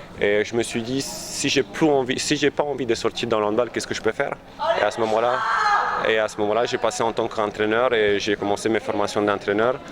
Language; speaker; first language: French; non-native, fluent; Romanian